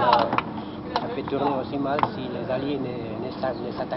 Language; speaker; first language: French; native; French